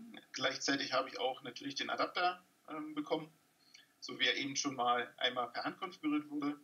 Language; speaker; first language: German; native; German